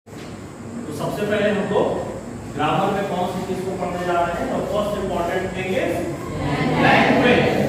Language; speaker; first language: Hindi; native; Hindi